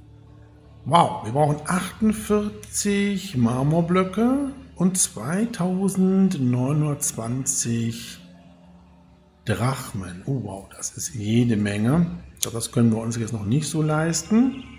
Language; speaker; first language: German; native; German